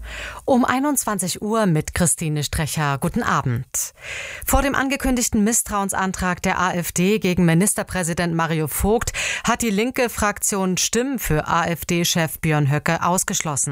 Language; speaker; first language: German; native; German